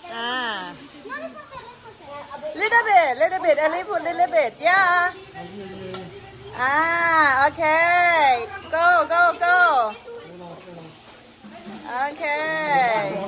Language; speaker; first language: English; non-native, learner; Thai